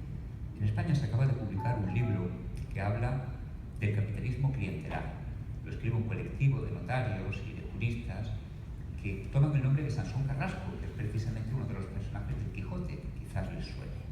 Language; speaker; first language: Spanish; native; Spanish